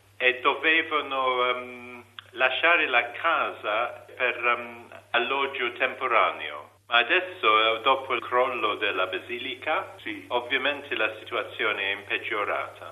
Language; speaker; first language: Italian; non-native, learner; English